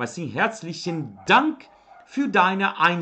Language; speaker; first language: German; non-native, fluent; Portuguese